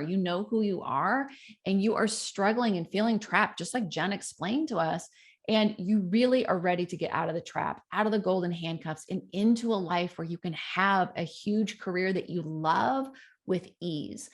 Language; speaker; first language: English; native; English